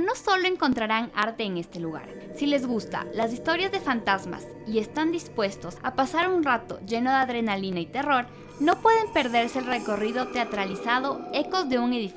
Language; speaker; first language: Spanish; native; Spanish